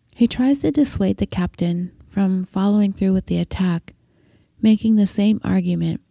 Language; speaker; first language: English; native; English